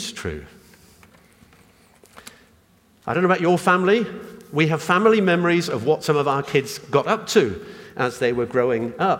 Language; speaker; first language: English; native; English